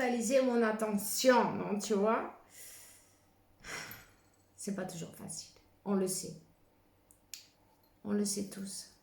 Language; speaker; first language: French; non-native, fluent; Spanish